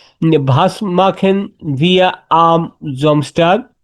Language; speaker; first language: German; non-native, learner; Bangla